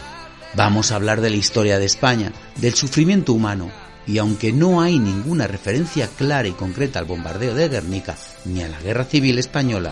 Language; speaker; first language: Spanish; native; Spanish